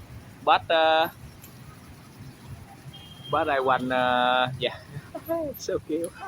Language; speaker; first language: English; non-native, learner; Vietnamese